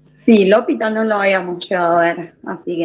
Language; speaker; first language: Spanish; native; Spanish